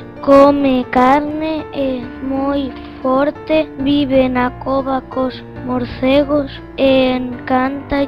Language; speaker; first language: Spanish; non-native, local second language; Galician